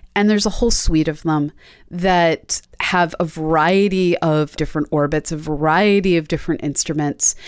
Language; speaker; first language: English; native; English